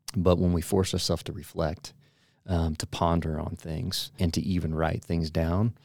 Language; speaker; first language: English; native; English